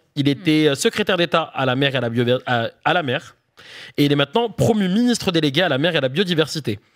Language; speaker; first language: French; native; French